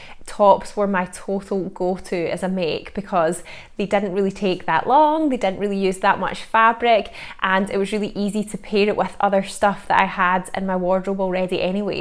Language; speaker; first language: English; native; English